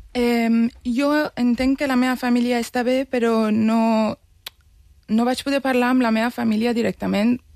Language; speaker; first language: Catalan; non-native, fluent; Persian